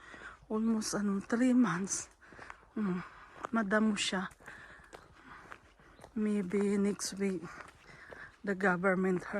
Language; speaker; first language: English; non-native, learner; Filipino